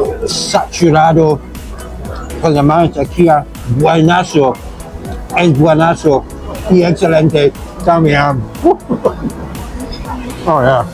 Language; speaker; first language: Spanish; non-native, learner; English